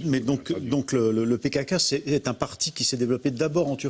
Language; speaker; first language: French; native; French